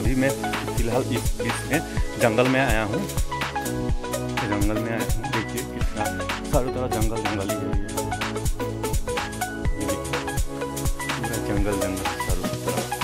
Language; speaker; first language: Hindi; non-native, local second language; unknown